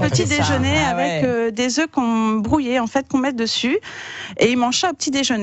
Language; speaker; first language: French; native; French